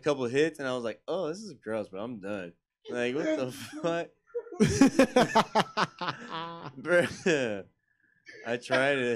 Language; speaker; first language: English; early bilingual, other home language; Spanish